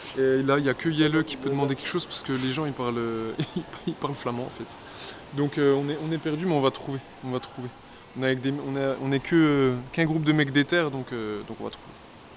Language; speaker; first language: French; native; French